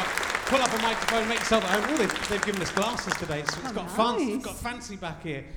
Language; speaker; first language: English; native; English